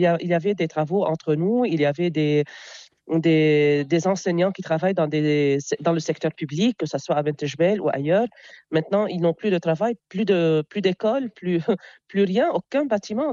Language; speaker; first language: French; non-native, local second language; Arabic